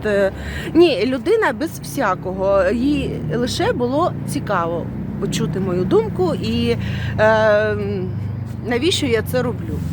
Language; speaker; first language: Ukrainian; non-native, local second language; Russian